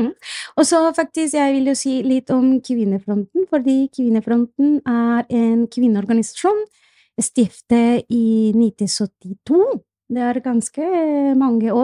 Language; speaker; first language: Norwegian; non-native, fluent; Spanish